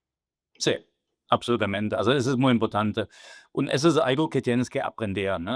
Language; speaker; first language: Spanish; non-native, fluent; German